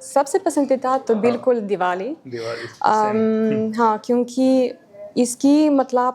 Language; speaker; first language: Hindi; non-native, fluent; Ukrainian